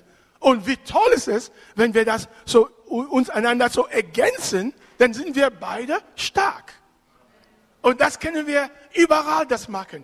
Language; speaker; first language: German; non-native, fluent; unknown